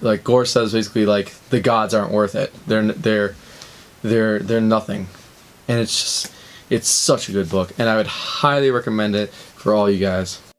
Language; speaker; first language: English; native; English